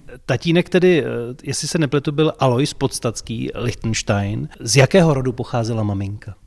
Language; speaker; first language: Czech; native; Czech